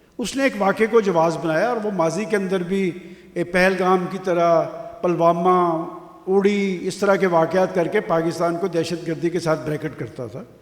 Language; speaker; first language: Urdu; non-native, local second language; Punjabi